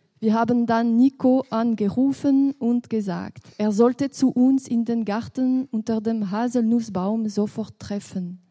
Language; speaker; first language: German; non-native, local second language; French